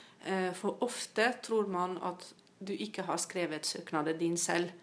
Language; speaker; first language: Norwegian; non-native, fluent; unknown